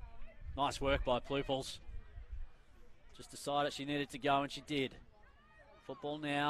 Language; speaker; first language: English; native; English